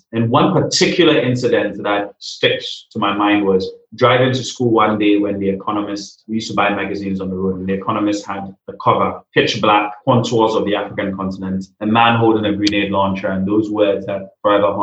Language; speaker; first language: English; non-native, local second language; Akan